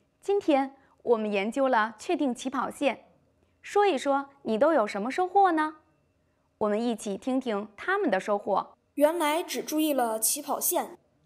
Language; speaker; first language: Chinese; native; Chinese